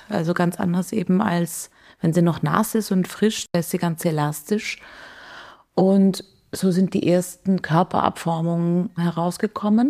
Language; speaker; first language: German; native; German